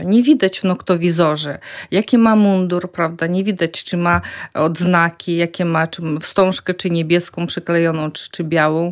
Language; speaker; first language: Polish; non-native, fluent; Ukrainian